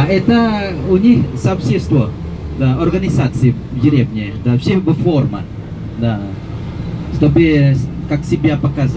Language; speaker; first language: Russian; non-native, learner; Balinese